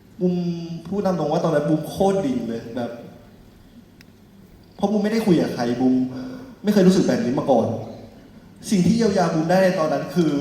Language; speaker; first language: Thai; native; Thai